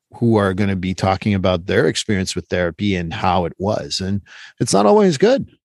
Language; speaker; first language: English; non-native, fluent; French